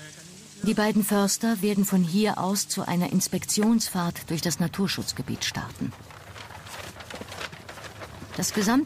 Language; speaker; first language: German; native; German